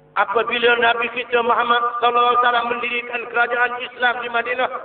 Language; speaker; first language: Malay; native; Malay